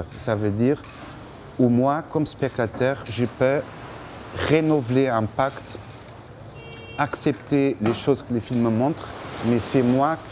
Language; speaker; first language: French; non-native, fluent; Portuguese